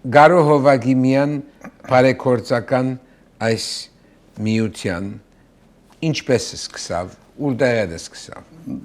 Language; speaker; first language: Armenian; early bilingual, heritage; Armenian